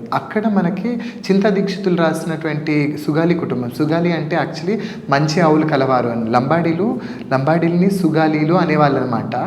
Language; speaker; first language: Telugu; non-native, local second language; Lambadi